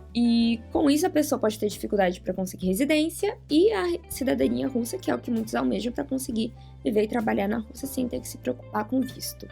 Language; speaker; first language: Portuguese; native; Portuguese